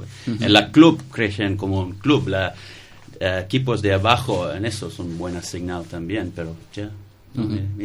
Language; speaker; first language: Spanish; non-native, learner; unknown